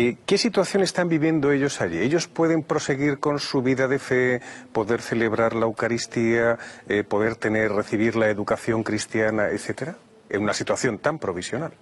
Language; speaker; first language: Spanish; native; Spanish